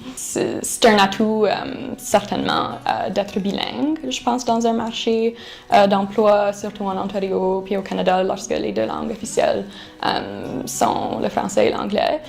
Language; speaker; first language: French; non-native, local second language; English